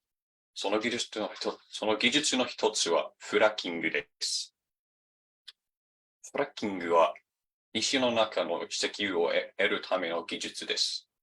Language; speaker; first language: Japanese; non-native, fluent; English